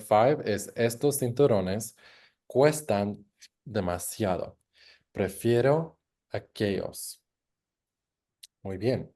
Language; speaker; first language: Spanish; non-native, fluent; English